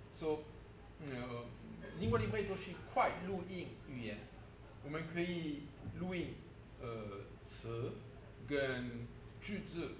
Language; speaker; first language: Chinese; non-native, learner; French